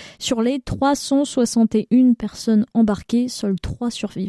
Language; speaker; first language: French; native; French